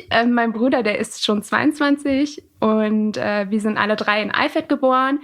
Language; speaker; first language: German; early bilingual, other home language; Persian